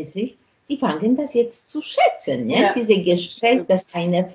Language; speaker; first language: German; non-native, fluent; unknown